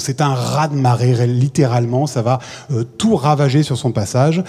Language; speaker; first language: French; native; French